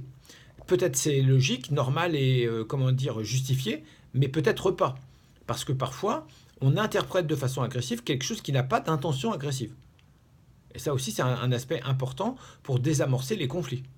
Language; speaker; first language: French; native; French